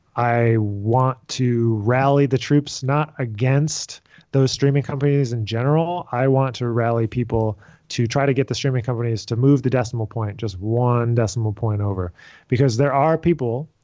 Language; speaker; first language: English; native; English